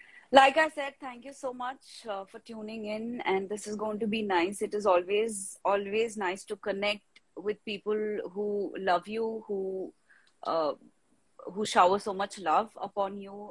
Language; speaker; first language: English; non-native, local second language; Marathi